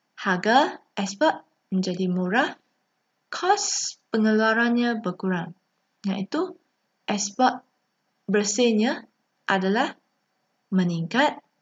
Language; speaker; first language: Malay; non-native, local second language; Chinese